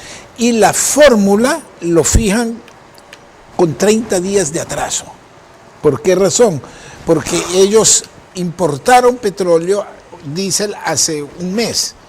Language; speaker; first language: Spanish; native; Spanish